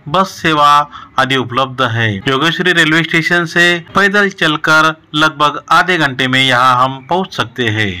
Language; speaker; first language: Hindi; non-native, local second language; Marathi